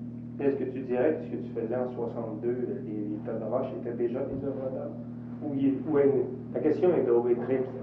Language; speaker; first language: French; native; French